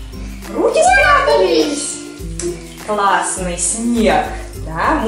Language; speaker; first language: Russian; native; Russian